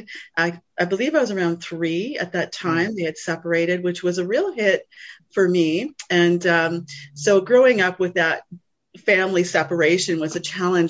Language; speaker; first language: English; native; English